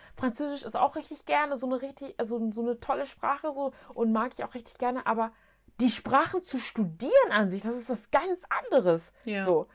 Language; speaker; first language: German; early bilingual, other home language; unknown